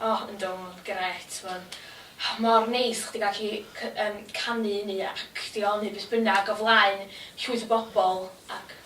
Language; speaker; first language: Welsh; native; Welsh